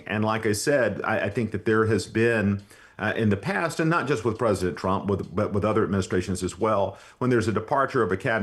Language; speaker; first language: English; native; English